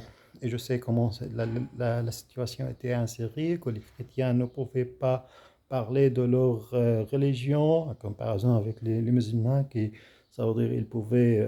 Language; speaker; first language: French; non-native, fluent; Arabic